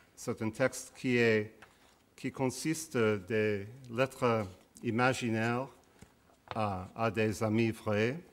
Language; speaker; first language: French; non-native, fluent; English